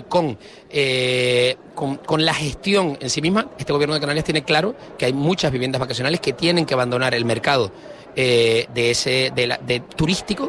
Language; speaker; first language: Spanish; native; Spanish